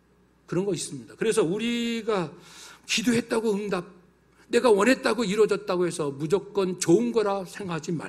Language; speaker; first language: Korean; native; Korean